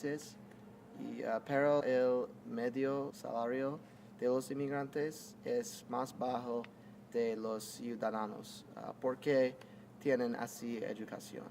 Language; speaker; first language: Spanish; non-native, learner; English